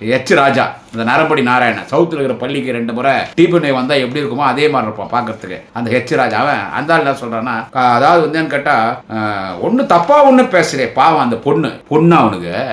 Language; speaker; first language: Tamil; non-native, local second language; Telugu